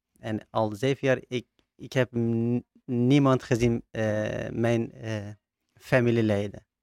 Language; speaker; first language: Dutch; non-native, learner; Turkish